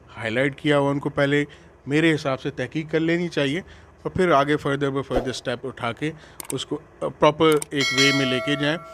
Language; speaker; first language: Urdu; non-native, local second language; Sindhi